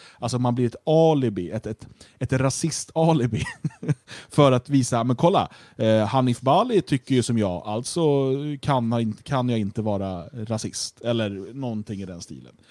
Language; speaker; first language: Swedish; native; Swedish